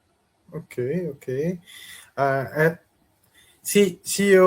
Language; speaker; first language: Spanish; non-native, learner; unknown